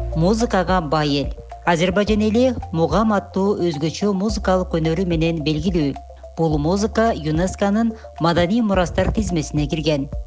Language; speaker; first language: Kyrgyz; native; Kyrgyz